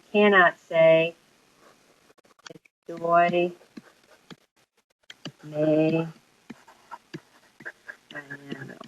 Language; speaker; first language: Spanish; non-native, fluent; English